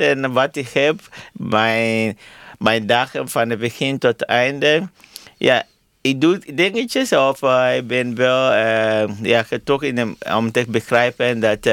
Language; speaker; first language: Dutch; non-native, fluent; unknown